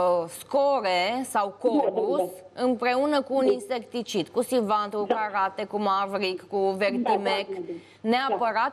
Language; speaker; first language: Romanian; native; Romanian